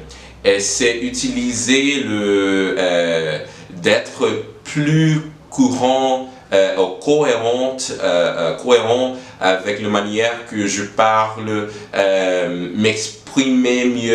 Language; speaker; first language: French; non-native, learner; English